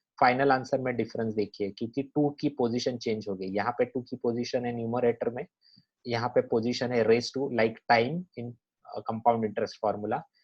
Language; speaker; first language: Hindi; non-native, local second language; Marathi